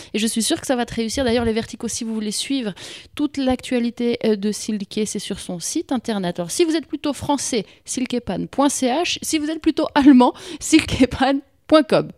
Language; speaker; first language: French; native; French